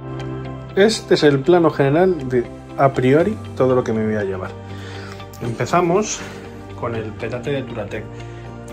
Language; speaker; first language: Spanish; native; Spanish